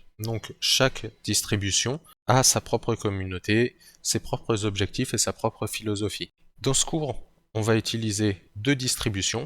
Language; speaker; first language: French; native; French